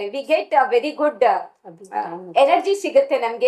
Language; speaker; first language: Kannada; non-native, local second language; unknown